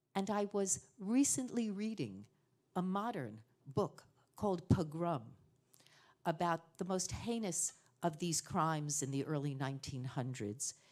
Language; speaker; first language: English; native; English